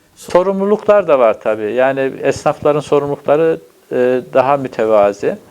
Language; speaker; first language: Turkish; native; Turkish